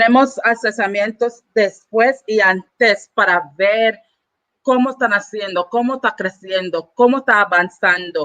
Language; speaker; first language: Spanish; non-native, learner; English